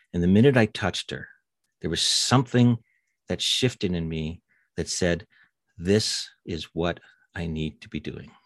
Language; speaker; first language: English; native; English